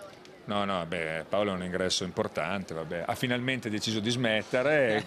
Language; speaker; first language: Italian; native; Italian